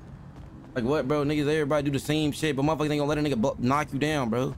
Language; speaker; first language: English; native; English